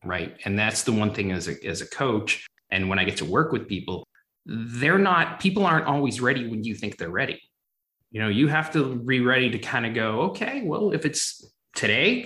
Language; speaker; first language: English; native; English